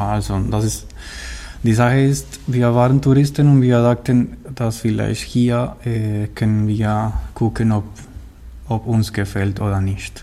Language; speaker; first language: German; non-native, learner; Spanish